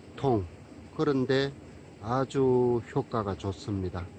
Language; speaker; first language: Korean; native; Korean